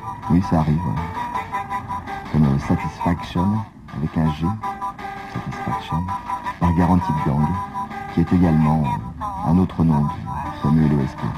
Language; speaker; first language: French; native; French